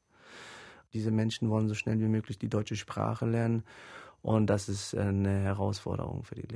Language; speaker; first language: German; early bilingual, other home language; Pashto